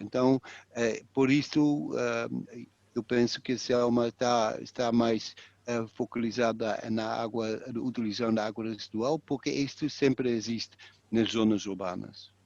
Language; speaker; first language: Portuguese; non-native, fluent; Dutch